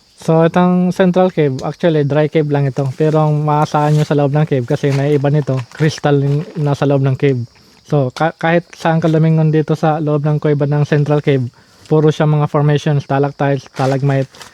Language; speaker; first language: Filipino; non-native, local second language; Waray